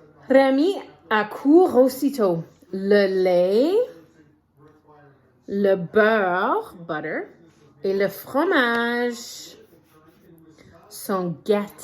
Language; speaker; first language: French; non-native, fluent; English